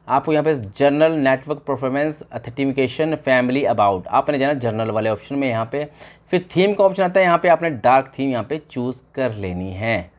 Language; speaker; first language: Hindi; native; Hindi